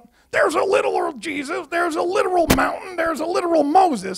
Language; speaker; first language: English; native; English